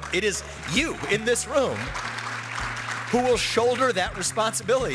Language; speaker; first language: English; native; English